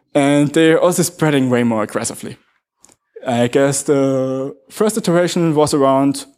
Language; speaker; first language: English; non-native, fluent; German